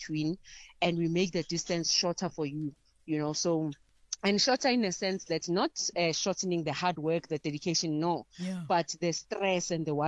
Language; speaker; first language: English; non-native, local second language; Zulu